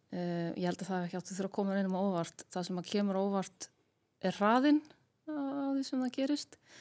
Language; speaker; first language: Icelandic; native; Icelandic